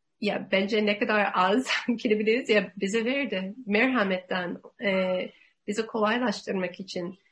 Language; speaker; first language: Turkish; non-native, learner; English